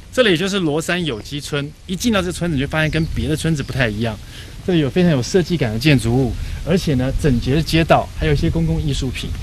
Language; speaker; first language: Chinese; native; Chinese